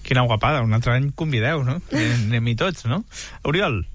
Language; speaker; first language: Catalan; native; Catalan